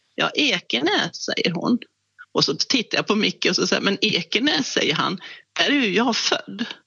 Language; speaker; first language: Swedish; native; Swedish